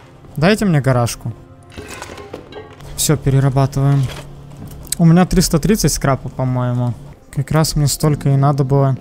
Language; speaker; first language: Russian; native; Russian